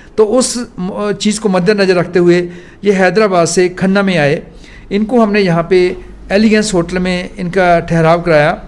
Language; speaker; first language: Hindi; non-native, local second language; Punjabi